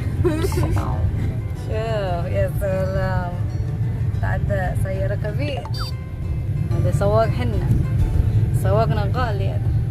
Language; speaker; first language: Arabic; non-native, learner; Indonesian